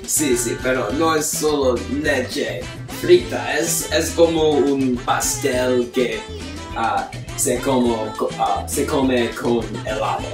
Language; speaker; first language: Spanish; non-native, learner; English